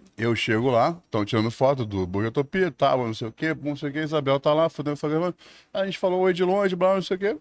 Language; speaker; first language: Portuguese; native; Portuguese